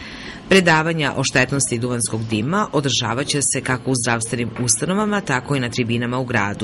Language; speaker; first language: Serbian; native; Serbian